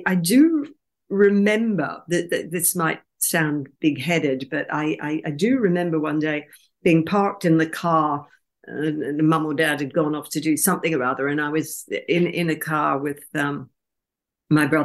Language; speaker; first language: English; native; English